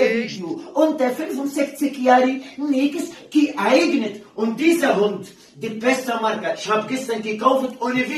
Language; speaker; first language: German; non-native, learner; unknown